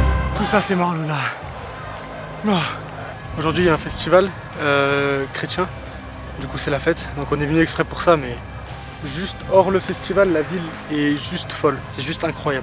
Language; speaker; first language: French; native; French